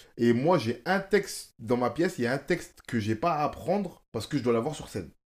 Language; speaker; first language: French; native; French